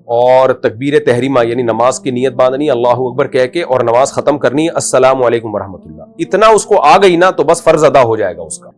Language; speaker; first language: Urdu; native; Urdu